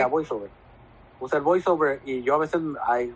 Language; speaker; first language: Spanish; native; Spanish